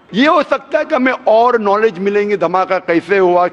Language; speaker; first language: Hindi; non-native, local second language; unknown